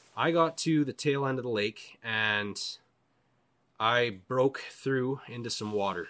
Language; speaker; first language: English; native; English